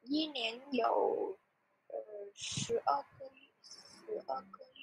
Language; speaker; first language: Chinese; non-native, learner; Vietnamese